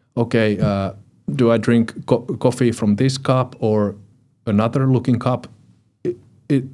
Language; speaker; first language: English; non-native, fluent; Finnish